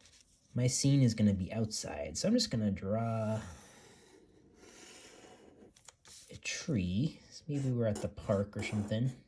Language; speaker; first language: English; native; English